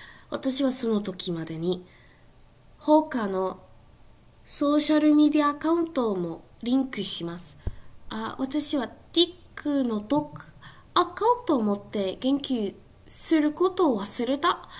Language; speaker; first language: Japanese; non-native, learner; English